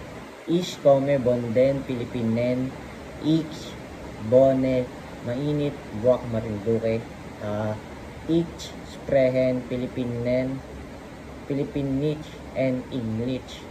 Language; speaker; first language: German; non-native, learner; Filipino